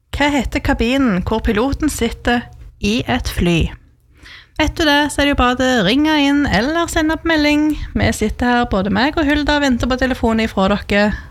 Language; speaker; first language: Norwegian; native; Norwegian